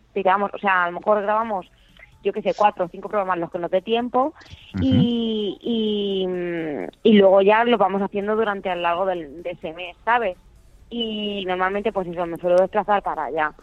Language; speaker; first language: Spanish; native; Spanish